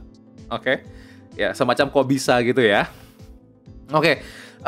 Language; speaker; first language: Indonesian; native; Indonesian